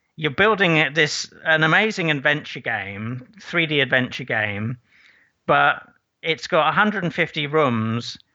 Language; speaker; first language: English; native; English